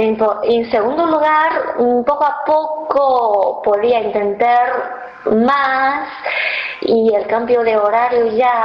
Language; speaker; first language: Spanish; non-native, fluent; Chinese